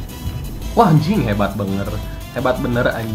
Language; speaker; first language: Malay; non-native, local second language; Sundanese